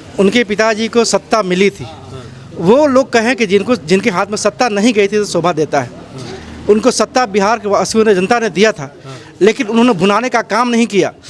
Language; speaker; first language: Hindi; native; Hindi